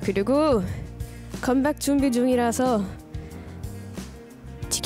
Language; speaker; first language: Korean; early bilingual, heritage; English